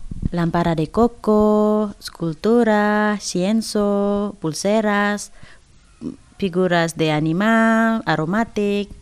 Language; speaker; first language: Spanish; non-native, learner; Balinese